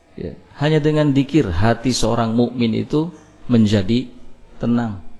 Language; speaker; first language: Indonesian; native; Indonesian